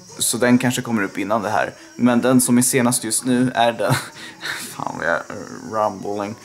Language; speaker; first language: Swedish; native; Swedish